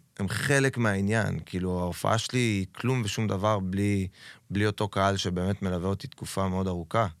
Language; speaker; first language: Hebrew; native; Hebrew